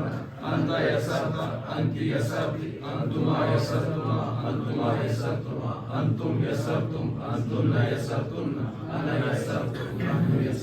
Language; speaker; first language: Arabic; non-native, learner; Urdu